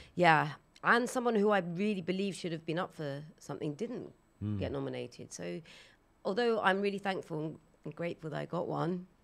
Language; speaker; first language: English; native; English